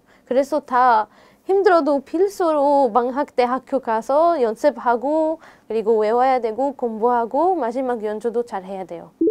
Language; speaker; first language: Korean; non-native, fluent; Arabic